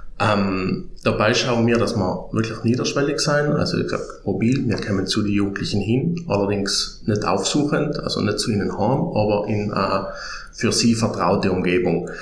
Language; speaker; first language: German; native; German